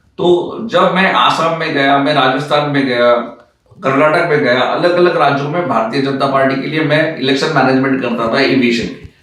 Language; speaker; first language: Hindi; non-native, local second language; Marathi